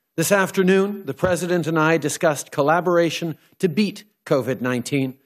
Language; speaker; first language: English; early bilingual, other home language; French